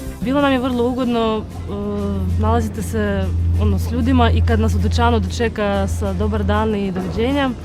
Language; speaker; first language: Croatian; non-native, fluent; Ukrainian